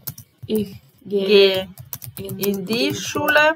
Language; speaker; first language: German; non-native, learner; Serbian